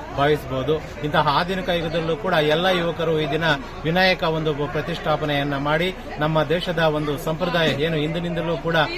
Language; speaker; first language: Kannada; native; Kannada